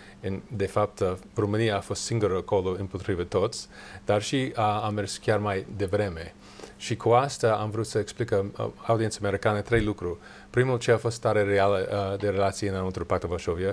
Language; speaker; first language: Romanian; non-native, learner; English